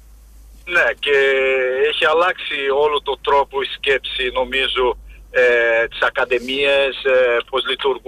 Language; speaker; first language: Greek; non-native, fluent; Portuguese